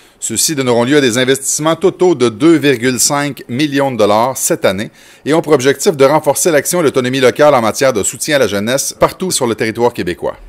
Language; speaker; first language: French; native; French